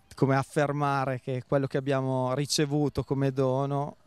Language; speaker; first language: Italian; non-native, fluent; Portuguese